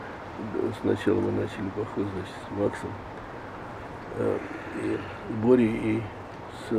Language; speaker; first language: Russian; native; Russian